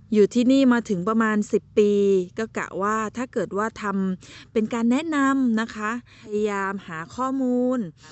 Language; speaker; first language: Thai; native; Thai